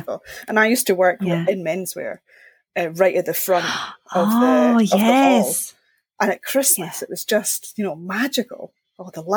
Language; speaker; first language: English; native; English